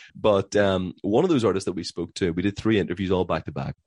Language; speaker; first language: English; native; English